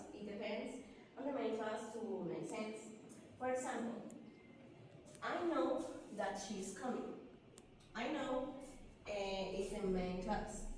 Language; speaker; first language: English; non-native, learner; Spanish